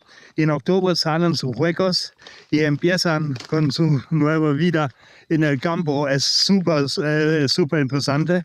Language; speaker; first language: Spanish; non-native, learner; German